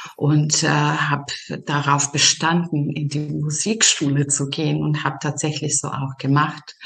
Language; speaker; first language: German; non-native, fluent; Serbian